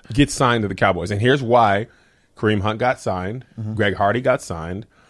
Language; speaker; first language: English; native; English